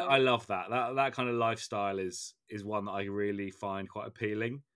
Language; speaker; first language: English; native; English